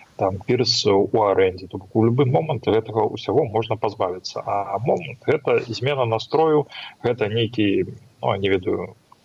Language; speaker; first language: Belarusian; non-native, local second language; Russian